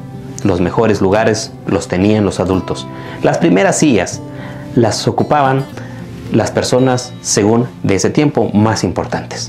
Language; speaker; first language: Spanish; native; Spanish